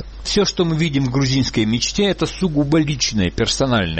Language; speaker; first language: Russian; native; Russian